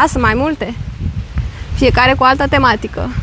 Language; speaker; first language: Romanian; native; Romanian